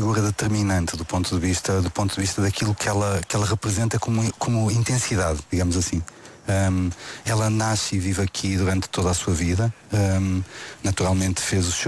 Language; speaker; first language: Portuguese; native; Portuguese